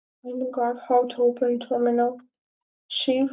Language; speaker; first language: English; non-native, learner; Russian